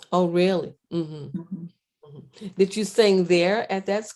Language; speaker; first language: English; native; English